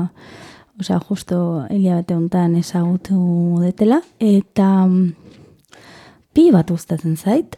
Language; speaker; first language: Basque; non-native, learner; Spanish